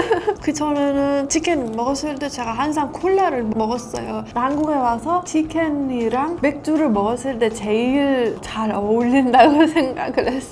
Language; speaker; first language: Korean; non-native, fluent; Persian